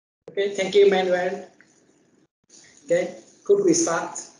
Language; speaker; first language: English; non-native, fluent; Vietnamese